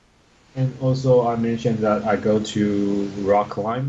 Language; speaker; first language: English; non-native, learner; Chinese